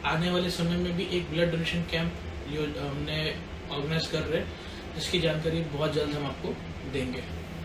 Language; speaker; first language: Hindi; non-native, local second language; Gujarati